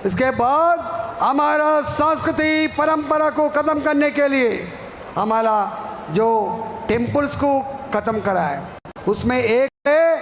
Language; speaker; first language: Hindi; non-native, local second language; Telugu